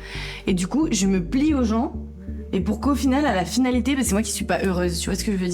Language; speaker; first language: French; native; French